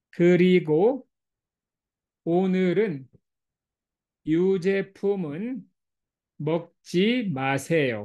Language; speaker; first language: Korean; non-native, fluent; English